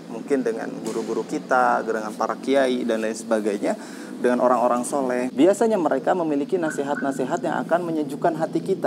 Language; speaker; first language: Indonesian; native; Indonesian